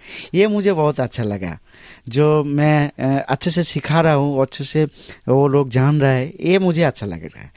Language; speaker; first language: Hindi; non-native, learner; Bangla